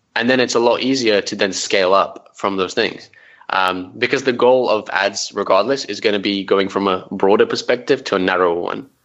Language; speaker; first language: English; early bilingual, other home language; Arabic